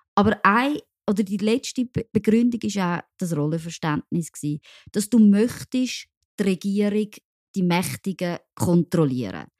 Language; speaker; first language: German; non-native, local second language; French